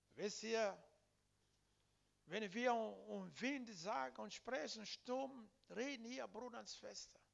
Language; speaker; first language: German; non-native, learner; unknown